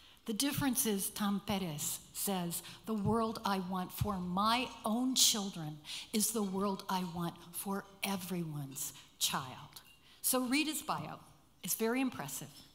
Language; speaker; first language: English; native; English